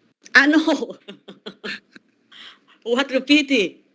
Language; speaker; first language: English; non-native, learner; Vietnamese